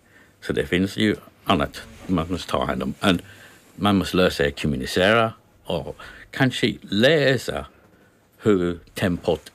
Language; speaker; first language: Swedish; non-native, learner; English